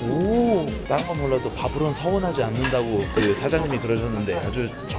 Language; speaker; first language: Korean; native; Korean